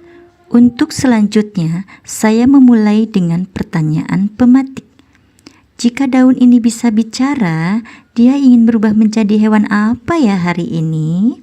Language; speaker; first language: Indonesian; native; Indonesian